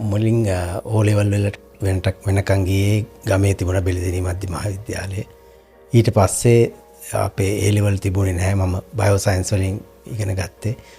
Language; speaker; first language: Sinhala; native; Sinhala